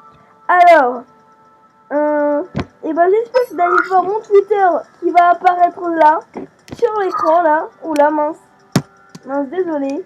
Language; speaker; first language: French; native; French